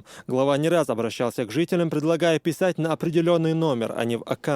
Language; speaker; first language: Russian; native; Russian